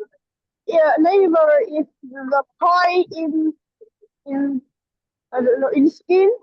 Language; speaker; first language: English; non-native, learner; Vietnamese